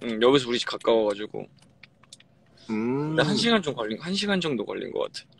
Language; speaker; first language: Korean; native; Korean